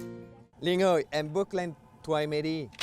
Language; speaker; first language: Vietnamese; non-native, learner; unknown